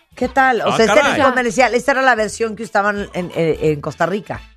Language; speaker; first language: Spanish; native; Spanish